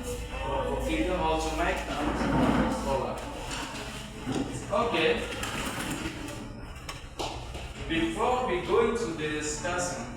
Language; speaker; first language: English; non-native, learner; Indonesian